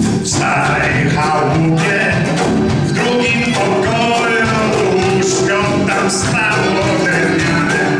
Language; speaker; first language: Polish; native; Polish